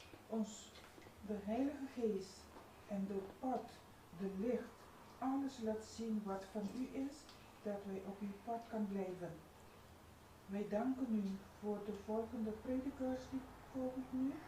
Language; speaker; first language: Dutch; non-native, local second language; Papiamento